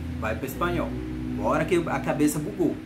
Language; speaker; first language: Portuguese; non-native, fluent; Spanish